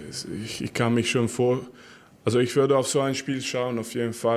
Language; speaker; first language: German; non-native, fluent; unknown